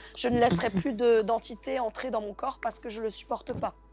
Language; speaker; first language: French; native; French